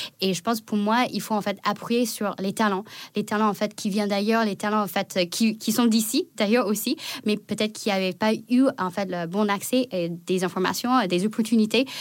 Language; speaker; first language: French; non-native, fluent; Chinese